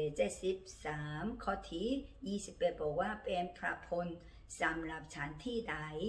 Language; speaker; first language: Thai; non-native, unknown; Korean